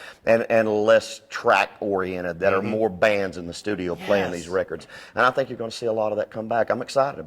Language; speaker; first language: English; native; English